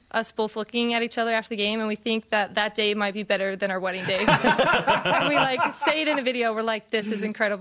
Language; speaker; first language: English; native; English